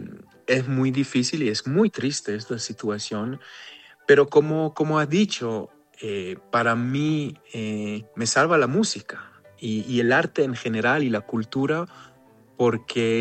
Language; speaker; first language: Spanish; non-native, fluent; Hebrew